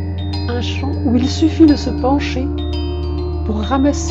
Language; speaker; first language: French; native; French